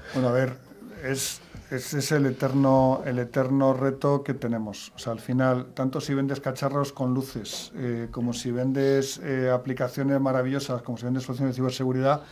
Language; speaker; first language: Spanish; native; Spanish